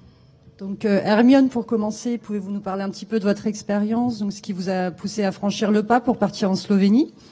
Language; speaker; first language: French; native; French